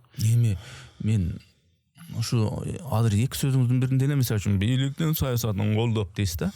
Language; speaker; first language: Kyrgyz; native; Kyrgyz